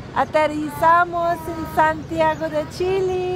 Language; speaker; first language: Spanish; non-native, fluent; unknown